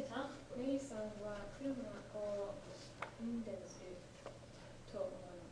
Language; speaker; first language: Japanese; non-native, learner; English